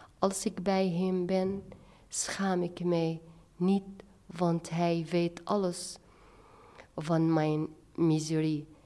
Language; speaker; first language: Dutch; non-native, fluent; Arabic